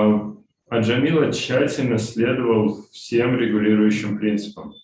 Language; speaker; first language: Russian; native; Russian